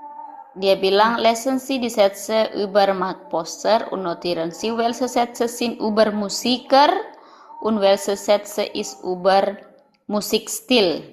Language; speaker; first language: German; non-native, fluent; Indonesian